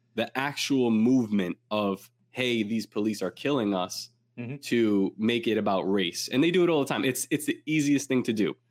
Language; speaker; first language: English; native; English